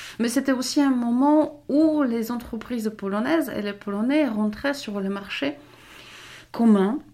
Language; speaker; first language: French; non-native, fluent; Polish